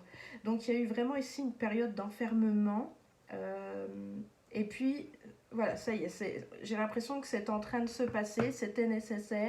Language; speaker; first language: French; native; French